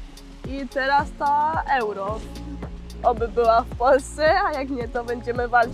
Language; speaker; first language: Polish; early bilingual, heritage; Polish